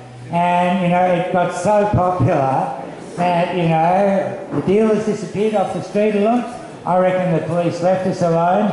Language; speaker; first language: English; native; English